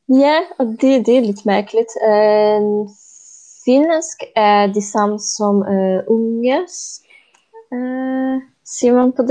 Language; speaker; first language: Danish; non-native, fluent; Polish